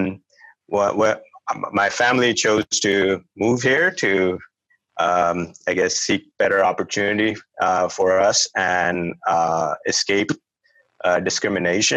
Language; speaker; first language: English; non-native, local second language; Urdu